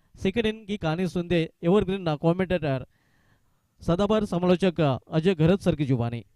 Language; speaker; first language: Hindi; non-native, local second language; Marathi